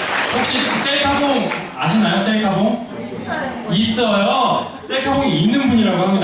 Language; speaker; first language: Korean; native; Korean